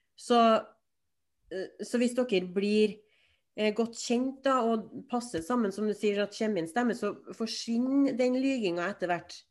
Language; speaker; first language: Norwegian; native; Norwegian